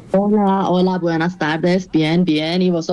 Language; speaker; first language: Spanish; non-native, fluent; Persian